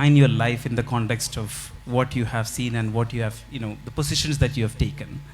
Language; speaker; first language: English; non-native, local second language; Malayalam